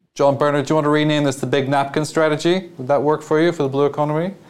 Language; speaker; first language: English; native; English